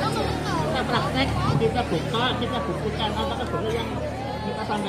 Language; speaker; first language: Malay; non-native, local second language; Javanese